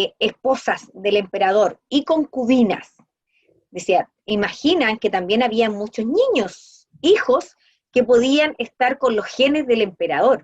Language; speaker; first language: Spanish; native; Spanish